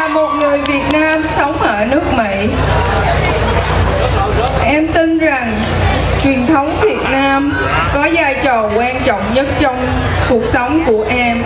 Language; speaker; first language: Vietnamese; early bilingual, heritage; Vietnamese